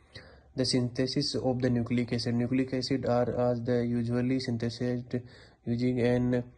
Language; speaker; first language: English; non-native, learner; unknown